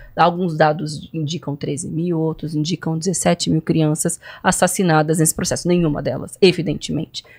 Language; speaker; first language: Portuguese; native; Portuguese